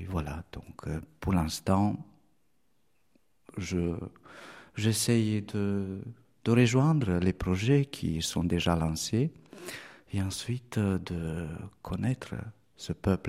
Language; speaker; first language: French; non-native, fluent; Romanian